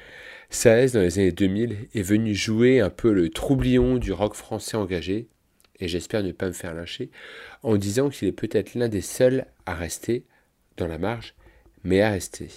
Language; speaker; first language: French; native; French